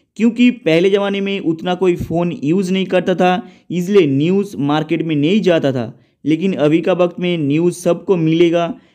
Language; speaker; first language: Hindi; non-native, local second language; Bangla